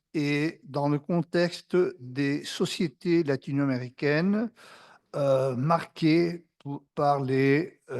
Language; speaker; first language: French; non-native, fluent; Spanish